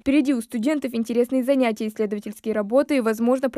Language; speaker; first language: Russian; native; Russian